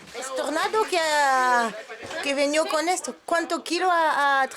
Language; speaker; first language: Spanish; non-native, learner; French